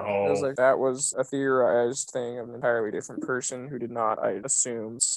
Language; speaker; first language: English; native; English